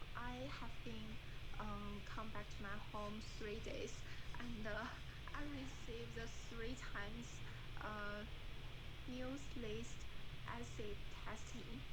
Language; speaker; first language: English; non-native, learner; Chinese